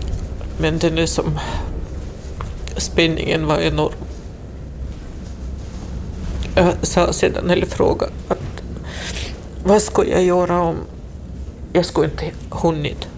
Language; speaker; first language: Swedish; non-native, fluent; Russian